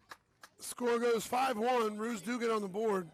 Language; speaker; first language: English; native; English